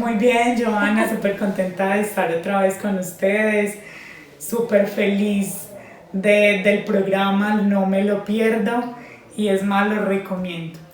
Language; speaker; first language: Spanish; native; Spanish